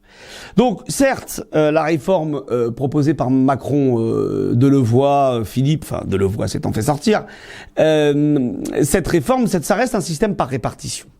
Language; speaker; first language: French; native; French